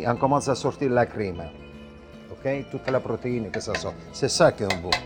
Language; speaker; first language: French; non-native, fluent; Italian